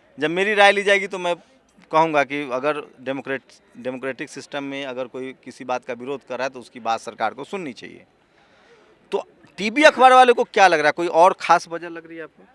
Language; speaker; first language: Hindi; native; Hindi